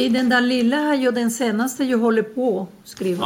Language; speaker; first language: Swedish; non-native, learner; Spanish